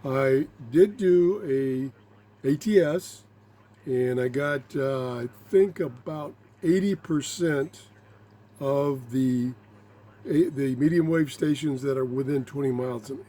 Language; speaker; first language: English; native; English